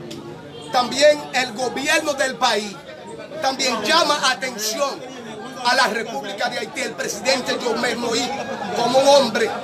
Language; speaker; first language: Spanish; non-native, learner; Haitian Creole